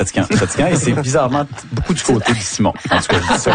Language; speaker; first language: French; native; French